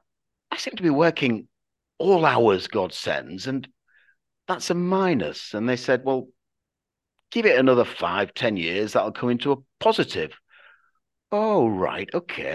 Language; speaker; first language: English; native; English